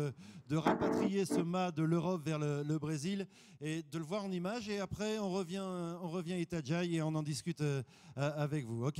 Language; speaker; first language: French; native; French